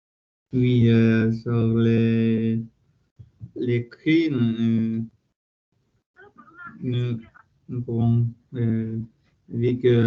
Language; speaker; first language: French; non-native, learner; Spanish